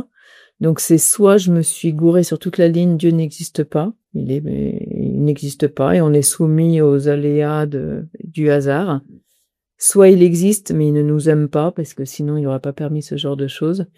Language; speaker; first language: French; native; French